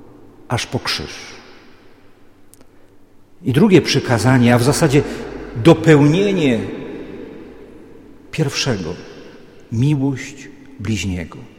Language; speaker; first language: Polish; native; Polish